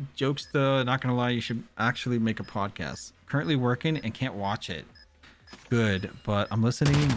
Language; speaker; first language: English; native; English